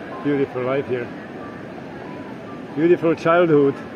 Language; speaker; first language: English; non-native, learner; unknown